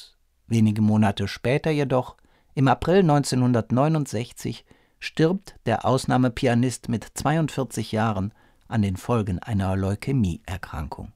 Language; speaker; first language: German; native; German